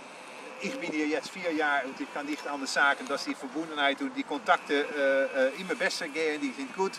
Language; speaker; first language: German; non-native, learner; Dutch